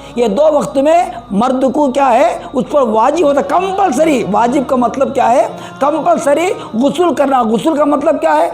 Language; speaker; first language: Urdu; native; Urdu